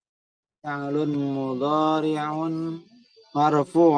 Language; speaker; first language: Arabic; non-native, learner; Indonesian